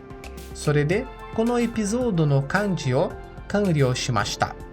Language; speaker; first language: Japanese; non-native, learner; Portuguese